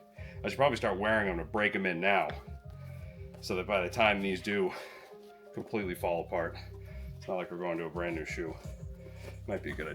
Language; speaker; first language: English; native; English